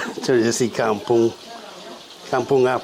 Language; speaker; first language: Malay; non-native, learner; English